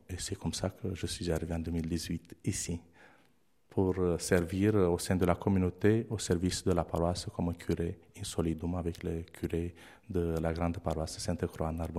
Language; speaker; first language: French; non-native, fluent; Romanian